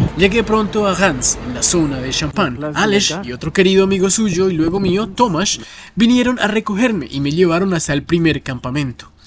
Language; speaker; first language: Spanish; native; Spanish